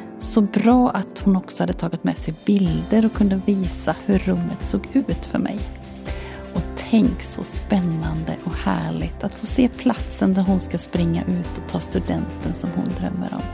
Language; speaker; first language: Swedish; native; Swedish